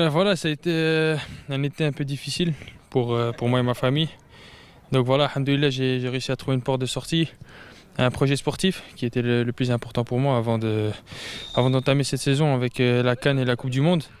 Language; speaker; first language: French; native; French